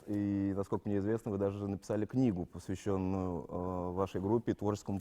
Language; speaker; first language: Russian; native; Russian